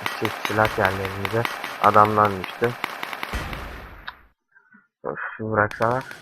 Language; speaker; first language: Turkish; native; Turkish